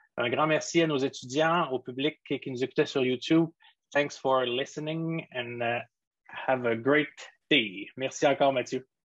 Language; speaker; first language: French; native; French